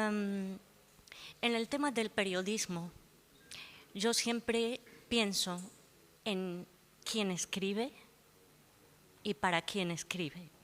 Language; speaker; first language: Spanish; non-native, fluent; Arabic